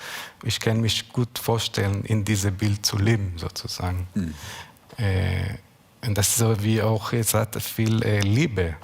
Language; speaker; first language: German; non-native, learner; Hebrew